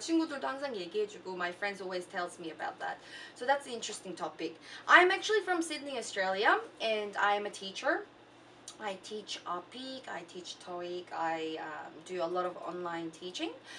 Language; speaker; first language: English; early bilingual, other home language; Korean